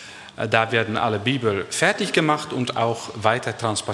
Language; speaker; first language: German; non-native, learner; Dutch